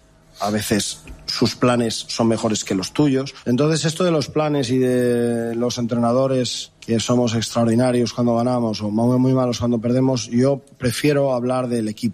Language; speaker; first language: Spanish; native; Spanish